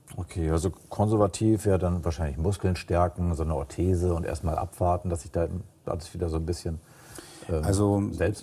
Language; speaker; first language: German; native; German